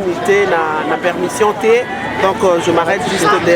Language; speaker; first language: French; non-native, local second language; Lingala